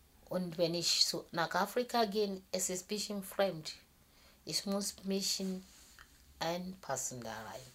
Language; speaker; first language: German; non-native, fluent; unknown